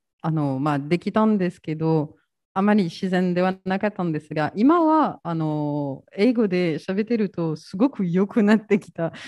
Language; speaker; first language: Japanese; non-native, fluent; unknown